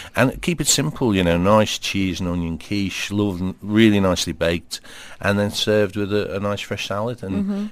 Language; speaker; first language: English; native; English